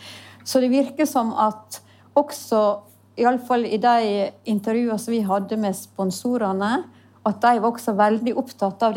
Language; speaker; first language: Norwegian; non-native, learner; German